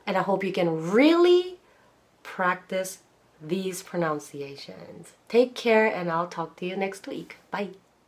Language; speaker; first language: English; non-native, fluent; Japanese